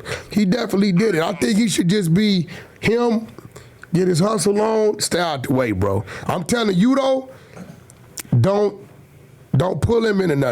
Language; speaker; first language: English; native; English